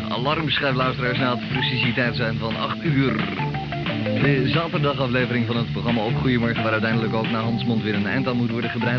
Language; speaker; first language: Dutch; native; Dutch